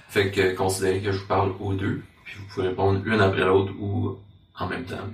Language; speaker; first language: French; native; French